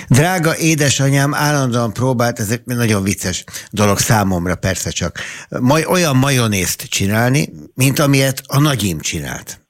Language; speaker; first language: Hungarian; native; Hungarian